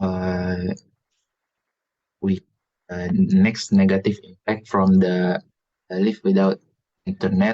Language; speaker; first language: English; non-native, learner; Indonesian